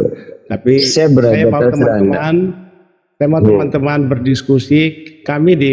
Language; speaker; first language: Indonesian; native; Indonesian